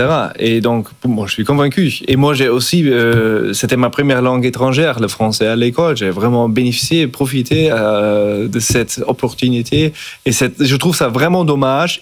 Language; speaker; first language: French; non-native, fluent; German